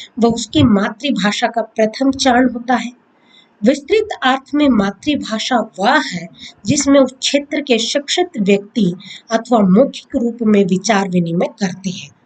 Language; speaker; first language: Hindi; native; Hindi